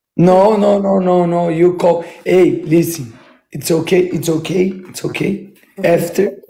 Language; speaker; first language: English; non-native, learner; Portuguese